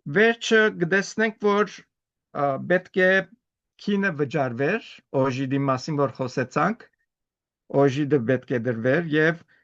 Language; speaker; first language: Armenian; early bilingual, heritage; Armenian